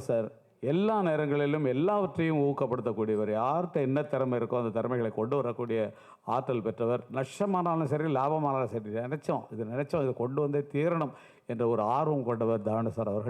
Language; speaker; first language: Tamil; native; Tamil